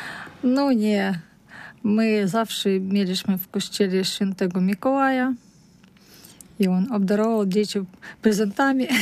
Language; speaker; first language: Polish; non-native, learner; Russian